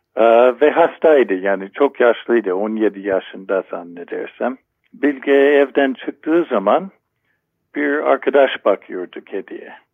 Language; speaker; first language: Turkish; non-native, fluent; English